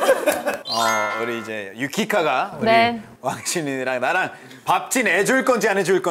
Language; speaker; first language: Korean; non-native, fluent; Spanish